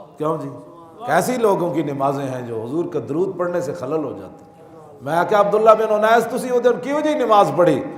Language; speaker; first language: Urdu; non-native, local second language; Punjabi